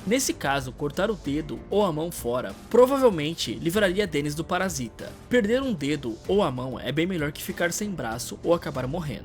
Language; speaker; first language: Portuguese; native; Portuguese